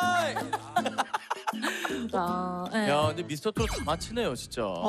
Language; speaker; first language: Korean; native; Korean